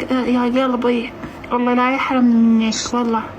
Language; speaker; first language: Arabic; native; Arabic